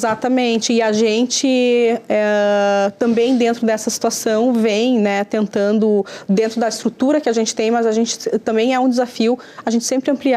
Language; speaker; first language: Portuguese; native; Portuguese